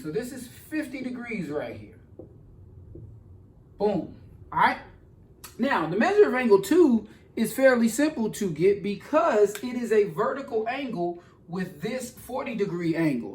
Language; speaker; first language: English; native; English